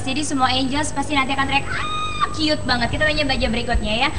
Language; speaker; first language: Indonesian; non-native, local second language; Javanese